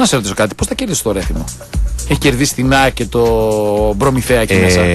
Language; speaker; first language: Greek; native; Greek